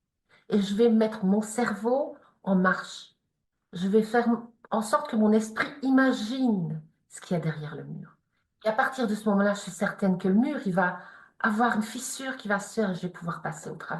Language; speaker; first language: French; native; French